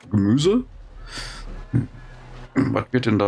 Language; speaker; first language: German; native; German